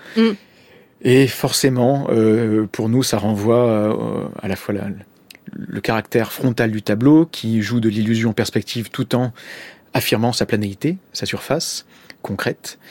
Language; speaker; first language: French; native; French